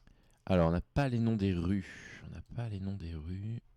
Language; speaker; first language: French; native; French